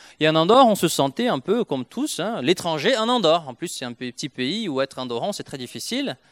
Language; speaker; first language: French; non-native, fluent; Portuguese